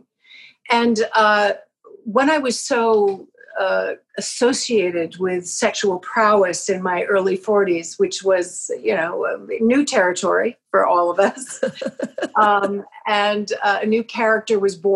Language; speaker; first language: English; native; English